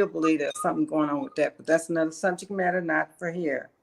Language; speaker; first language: English; native; English